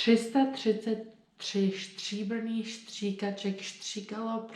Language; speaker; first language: Czech; early bilingual, heritage; Czech